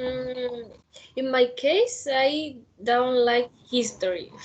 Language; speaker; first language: English; non-native, learner; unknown